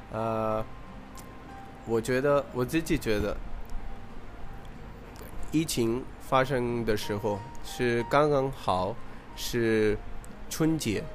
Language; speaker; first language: Chinese; non-native, fluent; Urdu